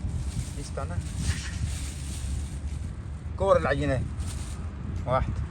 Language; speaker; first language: Arabic; native; Arabic